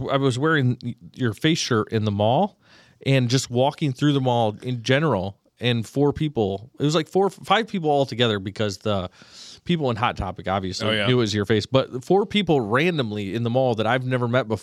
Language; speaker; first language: English; native; English